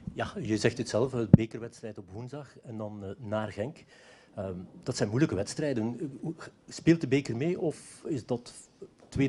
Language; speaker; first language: Dutch; native; Dutch